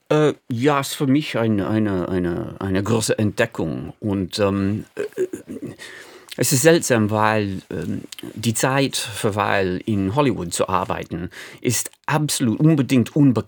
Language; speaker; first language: German; non-native, fluent; English